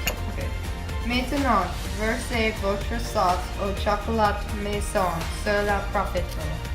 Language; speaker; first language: French; non-native, learner; English